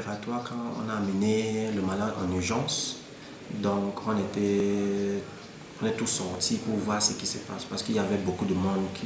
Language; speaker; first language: French; non-native, local second language; English